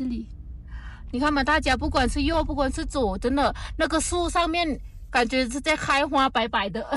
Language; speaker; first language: Chinese; non-native, fluent; Lao